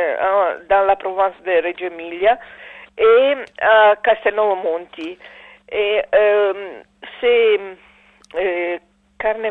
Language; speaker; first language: French; non-native, learner; Italian